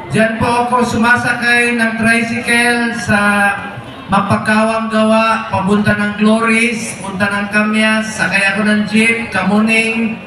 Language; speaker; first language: Filipino; non-native, local second language; Cebuano